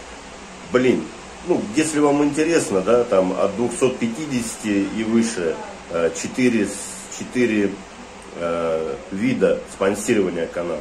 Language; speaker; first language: Russian; native; Russian